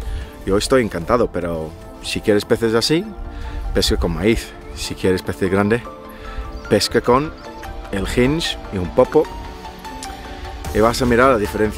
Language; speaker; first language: Spanish; non-native, fluent; English